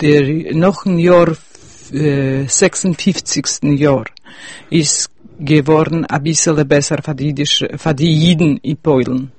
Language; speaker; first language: German; early bilingual, heritage; Yiddish